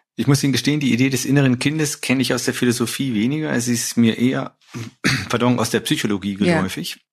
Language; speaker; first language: German; native; German